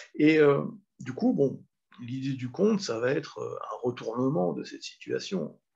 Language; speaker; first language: French; native; French